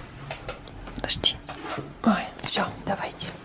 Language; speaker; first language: Russian; native; Russian